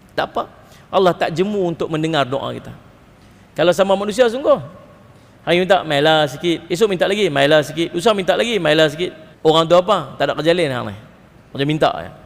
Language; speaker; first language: Malay; native; Malay